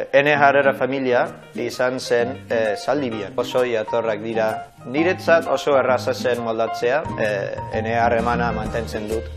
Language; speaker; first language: Basque; non-native, learner; English